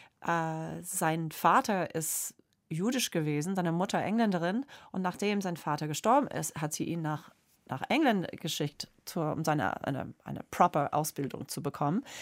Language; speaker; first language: German; non-native, fluent; English